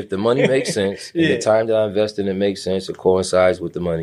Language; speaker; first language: English; native; English